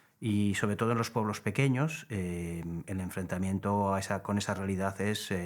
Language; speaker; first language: Spanish; native; Spanish